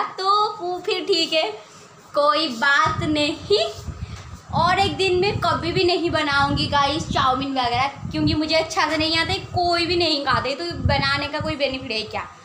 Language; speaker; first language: Hindi; non-native, local second language; Odia